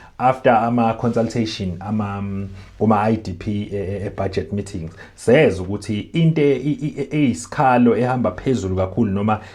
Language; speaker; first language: Zulu; native; Zulu